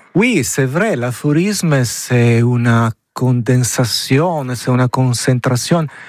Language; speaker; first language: French; non-native, fluent; Italian